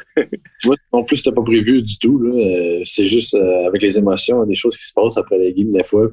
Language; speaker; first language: French; native; French